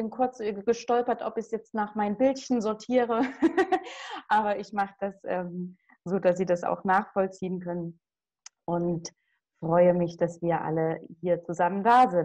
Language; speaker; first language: German; native; German